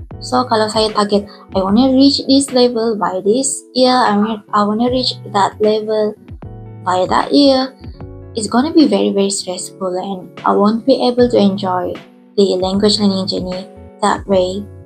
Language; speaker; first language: English; non-native, local second language; Malay